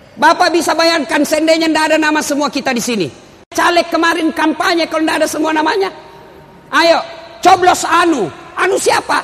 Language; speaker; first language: Indonesian; non-native, local second language; Buginese